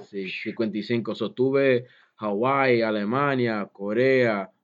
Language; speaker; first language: Spanish; early bilingual, heritage; Spanish